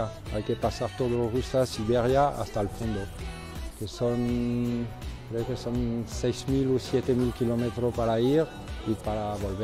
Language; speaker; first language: Spanish; non-native, fluent; French